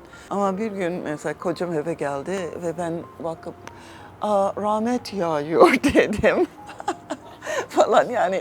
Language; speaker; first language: Turkish; non-native, fluent; English